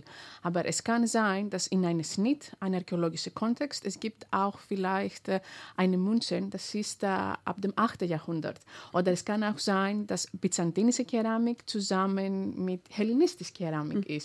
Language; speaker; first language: German; non-native, fluent; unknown